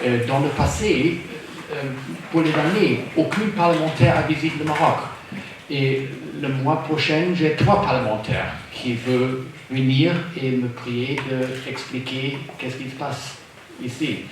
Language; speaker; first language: French; non-native, fluent; German